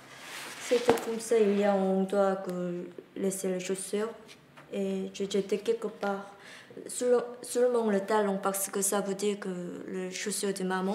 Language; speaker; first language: French; non-native, learner; Korean